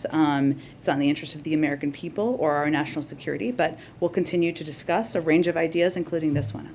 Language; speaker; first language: English; native; English